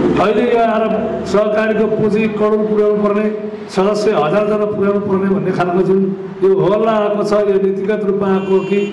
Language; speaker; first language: Nepali; native; Nepali